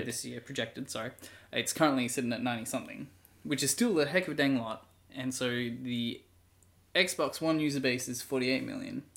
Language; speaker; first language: English; native; English